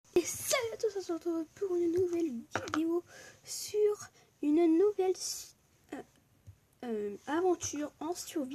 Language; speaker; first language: French; native; French